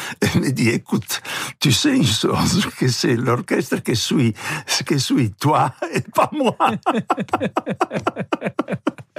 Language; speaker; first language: French; non-native, fluent; Italian